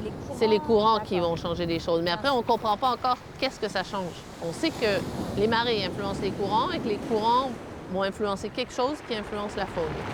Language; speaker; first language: French; native; French